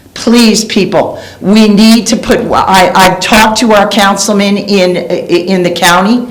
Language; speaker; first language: English; native; English